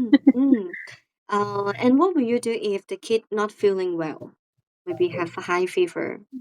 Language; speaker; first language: English; non-native, fluent; Cantonese